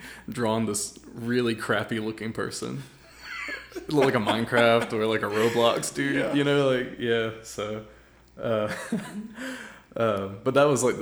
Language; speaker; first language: English; native; English